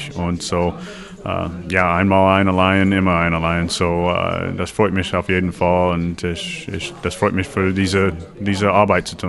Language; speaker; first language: German; non-native, learner; English